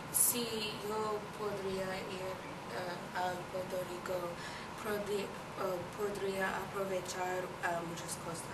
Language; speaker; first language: Spanish; non-native, learner; English